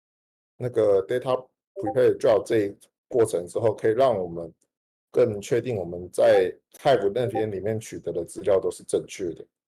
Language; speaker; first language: Chinese; native; Chinese